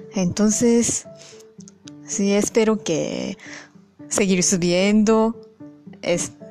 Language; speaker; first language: Spanish; non-native, fluent; Japanese